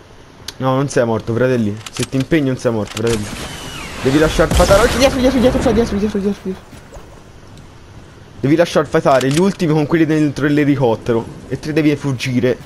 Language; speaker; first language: Italian; native; Italian